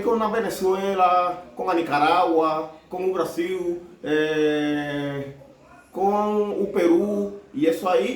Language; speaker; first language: Portuguese; non-native, learner; Spanish